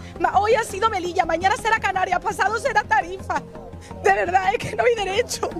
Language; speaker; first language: Spanish; native; Spanish